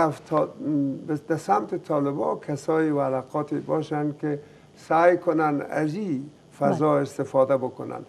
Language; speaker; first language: Persian; native; Persian